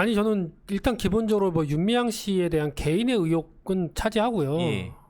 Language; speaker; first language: Korean; native; Korean